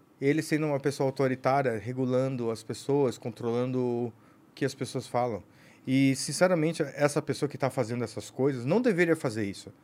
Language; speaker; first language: Portuguese; native; Portuguese